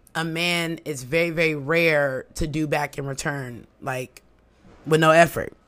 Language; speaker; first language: English; native; English